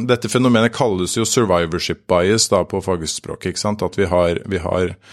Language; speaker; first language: Norwegian; native; Norwegian